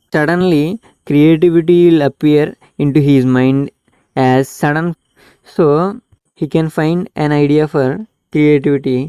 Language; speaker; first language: English; non-native, local second language; Telugu